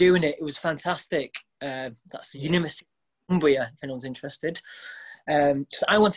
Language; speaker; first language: English; native; English